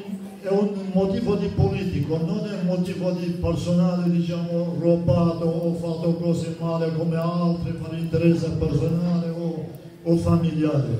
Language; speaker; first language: Italian; non-native, fluent; Kurdish